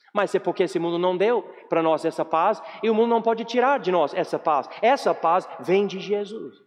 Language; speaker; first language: Portuguese; non-native, fluent; English